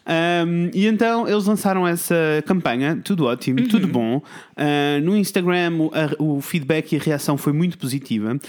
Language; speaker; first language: Portuguese; native; Portuguese